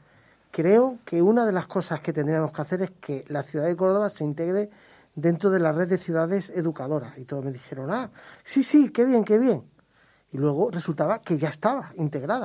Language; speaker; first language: Spanish; native; Spanish